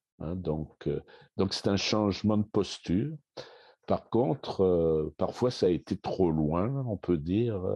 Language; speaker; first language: French; native; French